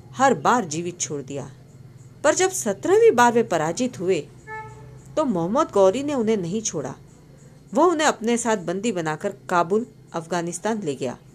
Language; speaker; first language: Hindi; non-native, local second language; Marathi